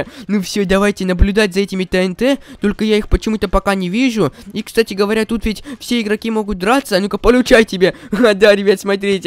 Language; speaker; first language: Russian; native; Russian